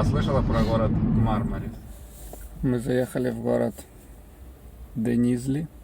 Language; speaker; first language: Russian; native; Russian